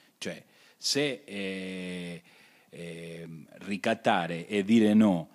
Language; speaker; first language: Italian; early bilingual, heritage; Spanish